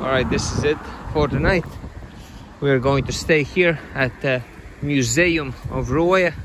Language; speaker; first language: English; non-native, fluent; Latvian